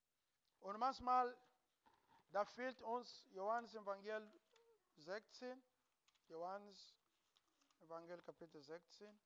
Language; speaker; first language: German; non-native, learner; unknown